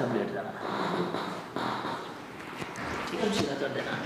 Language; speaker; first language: Hindi; native; Hindi